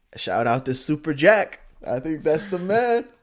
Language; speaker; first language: English; native; English